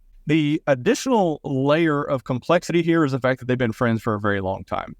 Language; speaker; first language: English; native; English